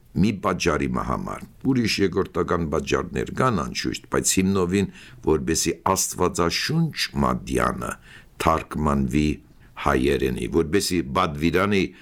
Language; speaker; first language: Armenian; early bilingual, heritage; Armenian